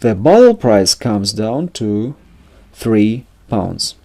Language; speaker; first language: English; non-native, fluent; Russian